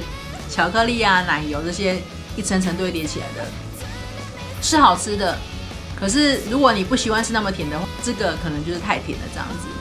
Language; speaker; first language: Chinese; native; Chinese